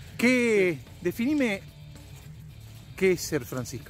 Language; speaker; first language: Spanish; native; Spanish